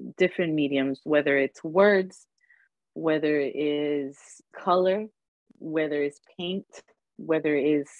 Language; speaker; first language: English; early bilingual, other home language; Spanish